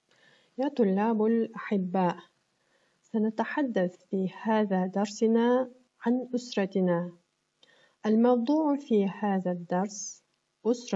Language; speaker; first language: Arabic; non-native, fluent; Kyrgyz